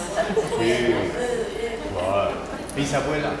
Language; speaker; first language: Spanish; non-native, learner; French